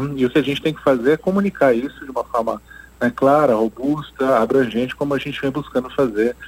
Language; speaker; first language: Portuguese; native; Portuguese